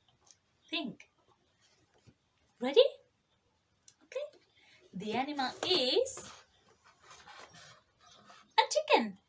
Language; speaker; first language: English; non-native, fluent; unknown